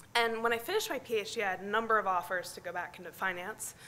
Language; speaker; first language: English; native; English